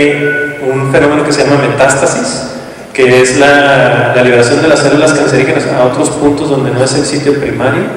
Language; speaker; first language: Spanish; native; Spanish